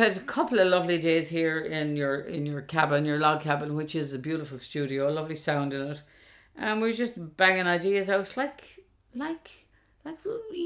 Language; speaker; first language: English; native; English